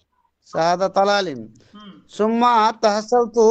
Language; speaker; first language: Arabic; non-native, learner; Bangla